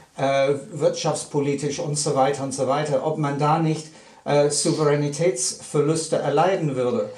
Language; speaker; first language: German; non-native, fluent; English